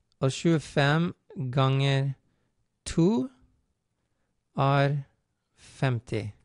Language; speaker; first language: Norwegian; non-native, fluent; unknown